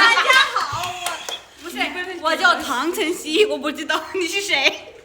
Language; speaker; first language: Chinese; non-native, learner; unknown